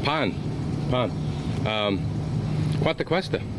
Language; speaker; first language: Spanish; non-native, learner; English